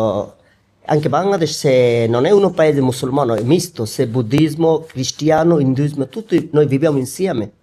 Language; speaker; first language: Italian; non-native, learner; Bangla